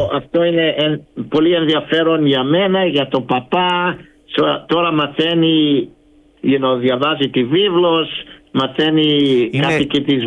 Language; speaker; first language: Greek; early bilingual, heritage; Greek